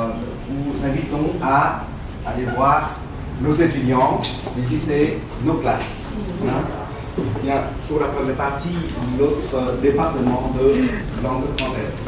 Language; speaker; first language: French; non-native, fluent; Vietnamese